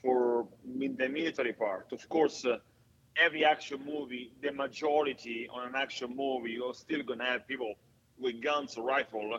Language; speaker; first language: English; non-native, fluent; Italian